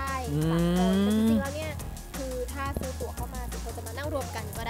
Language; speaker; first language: Thai; native; Thai